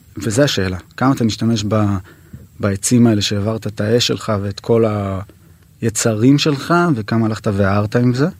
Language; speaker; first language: Hebrew; native; Hebrew